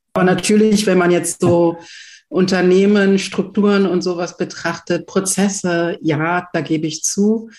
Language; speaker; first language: German; early bilingual, other home language; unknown